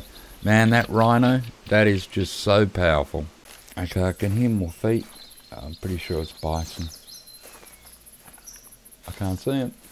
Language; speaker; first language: English; native; English